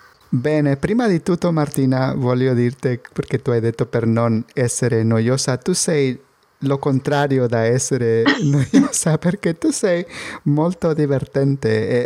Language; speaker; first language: Italian; non-native, fluent; Spanish